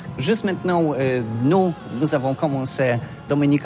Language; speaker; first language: French; non-native, learner; Polish